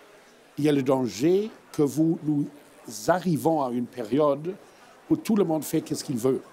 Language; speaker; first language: French; non-native, fluent; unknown